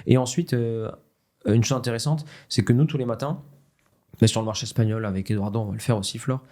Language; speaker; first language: French; native; French